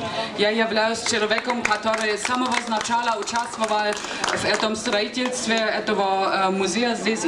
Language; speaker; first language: Russian; non-native, fluent; German